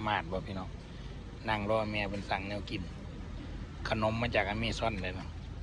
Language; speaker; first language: Thai; native; Thai